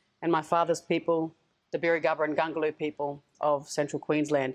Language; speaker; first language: English; native; English